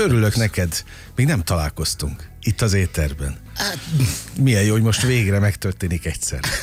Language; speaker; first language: Hungarian; native; Hungarian